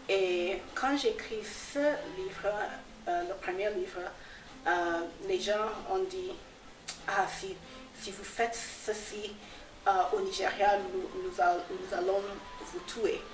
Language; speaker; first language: French; non-native, fluent; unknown